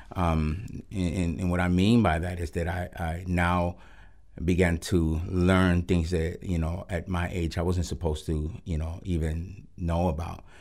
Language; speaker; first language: English; early bilingual, other home language; Spanish